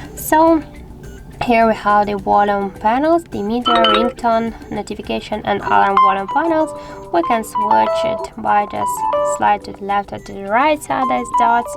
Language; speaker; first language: English; non-native, fluent; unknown